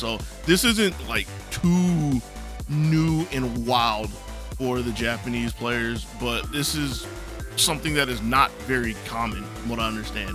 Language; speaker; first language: English; native; English